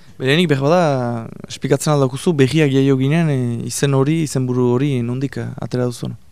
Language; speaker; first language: Basque; native; Basque